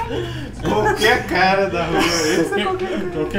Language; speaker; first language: Portuguese; native; Portuguese